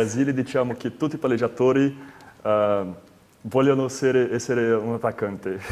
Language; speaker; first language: Italian; non-native, learner; Portuguese